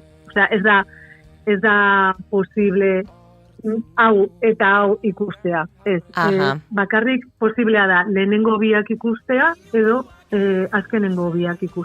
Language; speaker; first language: Basque; non-native, local second language; Spanish